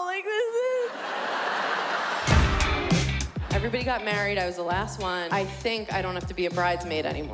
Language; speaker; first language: English; native; English